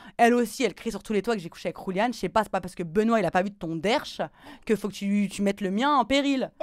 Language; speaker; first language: French; native; French